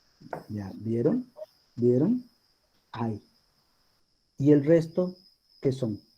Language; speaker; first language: Spanish; native; Spanish